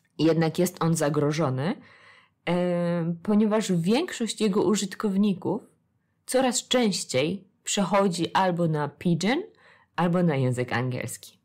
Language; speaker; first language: Polish; native; Polish